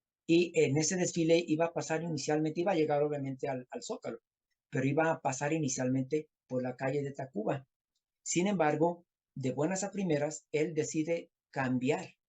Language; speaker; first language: Spanish; native; Spanish